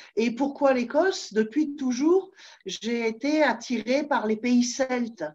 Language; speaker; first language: French; native; French